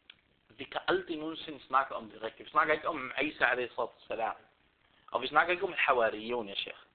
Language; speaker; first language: Danish; early bilingual, other home language; Arabic